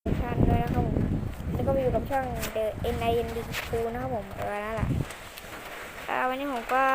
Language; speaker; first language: Thai; native; Thai